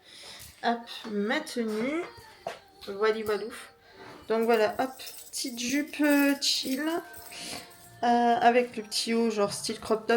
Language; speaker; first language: French; native; French